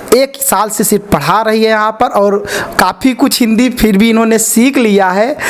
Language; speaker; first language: Hindi; native; Hindi